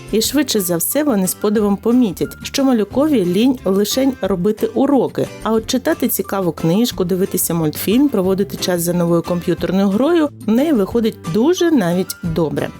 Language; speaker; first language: Ukrainian; native; Ukrainian